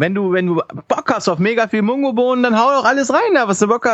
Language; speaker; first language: German; native; German